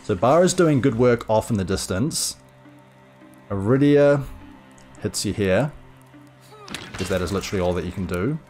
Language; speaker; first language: English; native; English